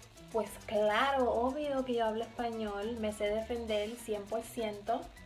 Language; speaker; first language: Spanish; early bilingual, heritage; Spanish